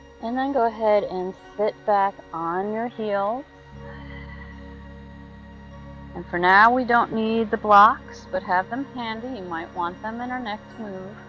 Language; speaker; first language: English; native; English